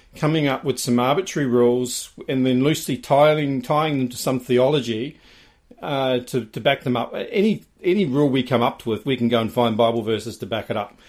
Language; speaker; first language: English; native; English